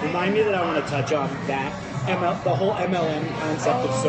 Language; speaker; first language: English; native; English